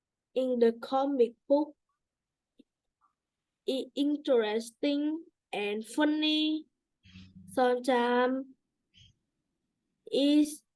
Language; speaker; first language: English; non-native, learner; Vietnamese